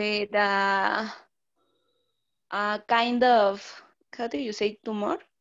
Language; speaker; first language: English; non-native, learner; Spanish